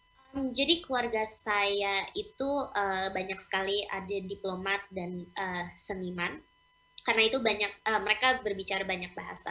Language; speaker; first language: Indonesian; early bilingual, heritage; English